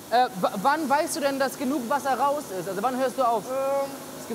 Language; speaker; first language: German; native; German